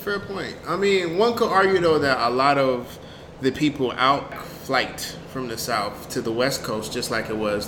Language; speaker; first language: English; native; English